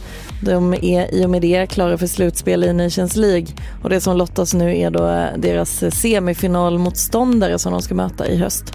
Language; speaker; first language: Swedish; native; Swedish